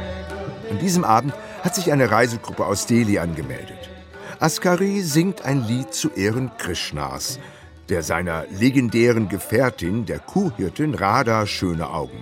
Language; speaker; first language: German; native; German